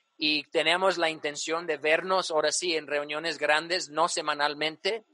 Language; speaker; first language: Spanish; early bilingual, other home language; English